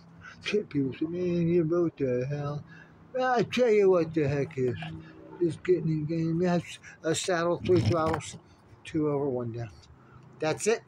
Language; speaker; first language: English; native; English